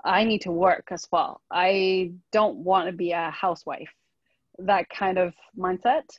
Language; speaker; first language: English; non-native, local second language; Chinese